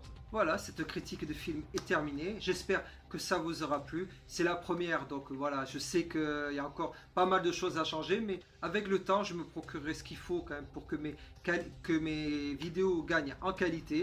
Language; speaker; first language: French; native; French